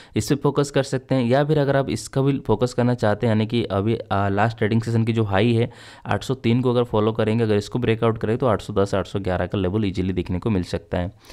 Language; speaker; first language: Hindi; native; Hindi